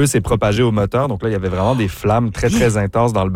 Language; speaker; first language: French; native; French